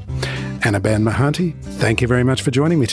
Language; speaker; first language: English; native; English